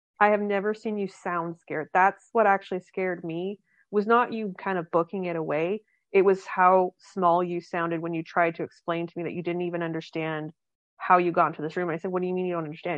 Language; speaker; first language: English; native; English